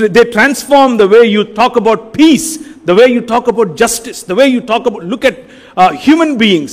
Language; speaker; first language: English; non-native, local second language; Telugu